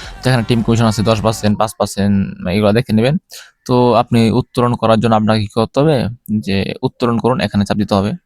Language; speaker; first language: Bangla; non-native, local second language; Chakma